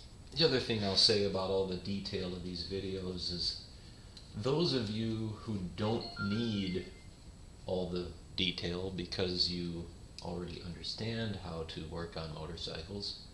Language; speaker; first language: English; native; English